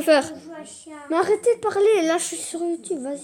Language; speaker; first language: French; native; French